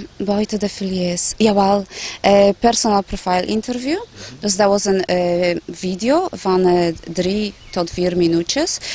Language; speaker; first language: Dutch; non-native, fluent; Polish